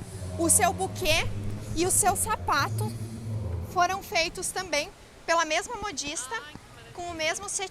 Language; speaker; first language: Portuguese; native; Portuguese